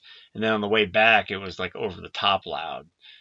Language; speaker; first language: English; native; English